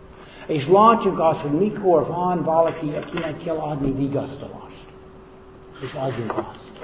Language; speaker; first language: Hungarian; non-native, fluent; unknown